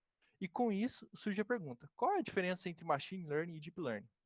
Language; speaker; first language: Portuguese; native; Portuguese